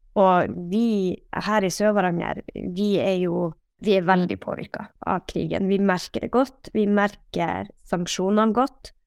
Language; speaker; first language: Norwegian; native; Norwegian